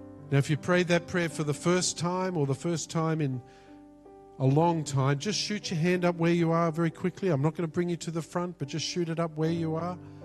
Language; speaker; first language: English; native; English